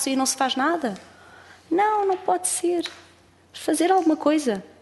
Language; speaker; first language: Portuguese; native; Portuguese